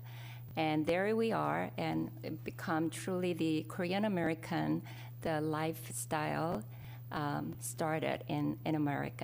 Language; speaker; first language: English; non-native, fluent; Korean